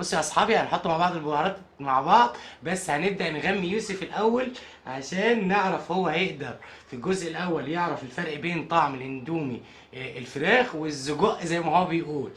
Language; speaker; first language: Arabic; native; Arabic